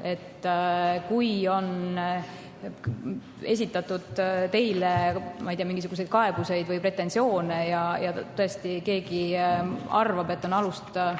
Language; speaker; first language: Estonian; native; Estonian